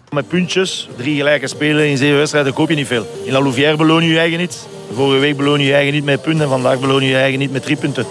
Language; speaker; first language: Dutch; native; Dutch